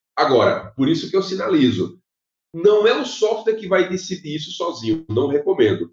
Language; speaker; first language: Portuguese; native; Portuguese